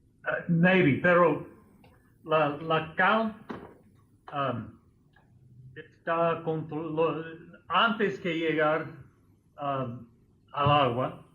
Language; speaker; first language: Spanish; non-native, fluent; English